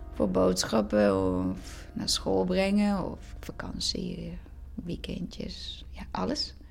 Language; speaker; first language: Dutch; non-native, fluent; Croatian